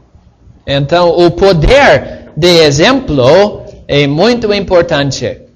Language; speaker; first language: Portuguese; non-native, fluent; English